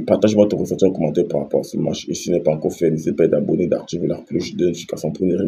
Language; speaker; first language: French; native; French